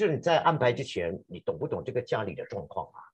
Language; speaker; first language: Chinese; native; Chinese